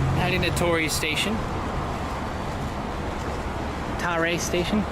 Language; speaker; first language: English; native; English